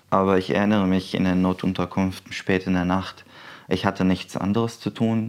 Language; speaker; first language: German; non-native, fluent; Arabic